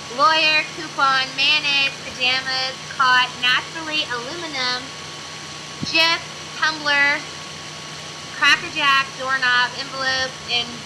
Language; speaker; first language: English; native; English